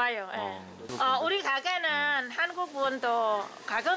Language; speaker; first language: Korean; non-native, learner; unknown